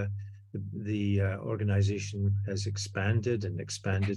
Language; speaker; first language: English; native; English